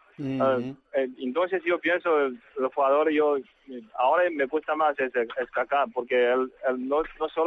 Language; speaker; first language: Spanish; non-native, learner; Chinese